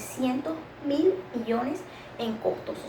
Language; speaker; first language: Spanish; native; Spanish